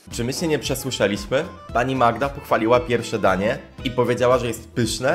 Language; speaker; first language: Polish; native; Polish